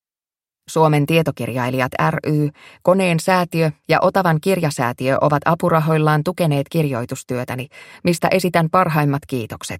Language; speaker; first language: Finnish; native; Finnish